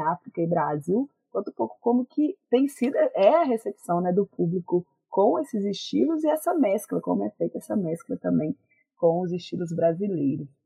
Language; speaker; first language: Portuguese; native; Portuguese